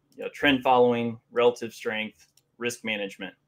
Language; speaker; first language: English; native; English